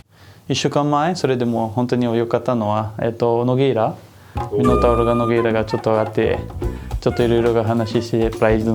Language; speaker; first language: Japanese; non-native, learner; Portuguese